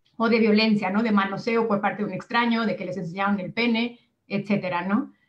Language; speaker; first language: Spanish; native; Spanish